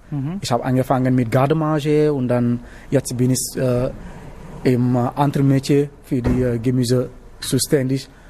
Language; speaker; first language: German; non-native, learner; Wolof